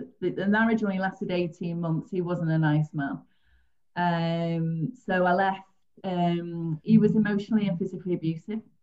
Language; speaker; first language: English; native; English